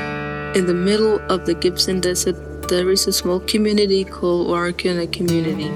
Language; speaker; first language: English; non-native, local second language; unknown